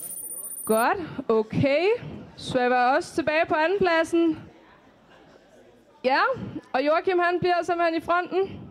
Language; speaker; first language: Danish; native; Danish